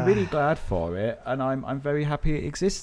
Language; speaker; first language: English; native; English